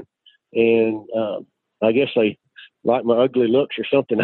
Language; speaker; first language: English; native; English